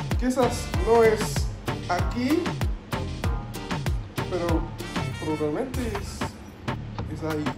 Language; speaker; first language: Spanish; non-native, learner; English